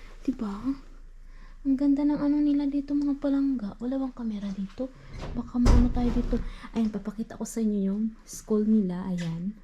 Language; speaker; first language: Filipino; non-native, local second language; Hiligaynon